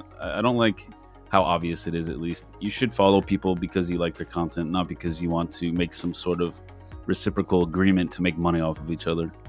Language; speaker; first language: English; native; English